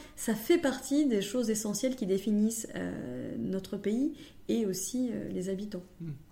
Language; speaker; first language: French; native; French